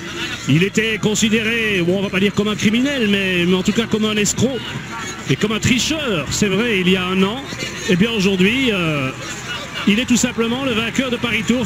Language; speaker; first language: French; native; French